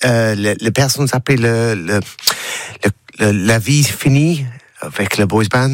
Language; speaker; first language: French; non-native, learner; English